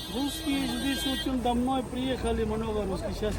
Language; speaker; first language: Russian; non-native, learner; Hindi